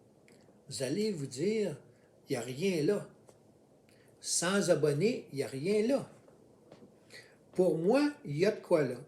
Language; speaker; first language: French; native; French